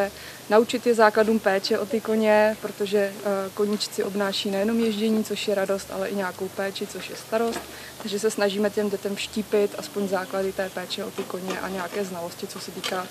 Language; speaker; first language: Czech; native; Czech